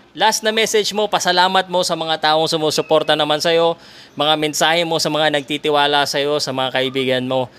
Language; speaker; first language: Filipino; native; Filipino